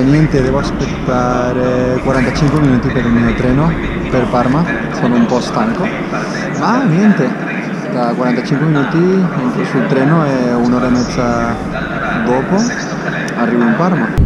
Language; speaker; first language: Italian; non-native, fluent; Spanish